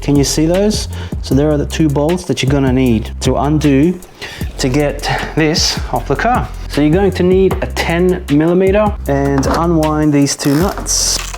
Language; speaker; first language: English; native; English